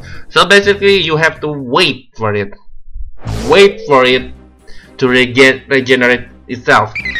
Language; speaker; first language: English; non-native, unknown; Indonesian